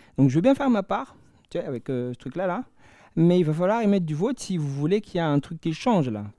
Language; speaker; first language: French; non-native, local second language; Malagasy